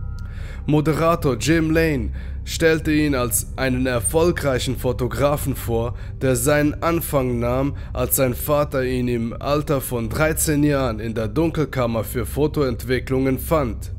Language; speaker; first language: German; native; German